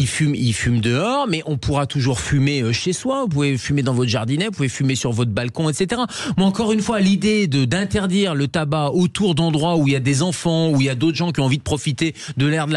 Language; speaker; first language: French; native; French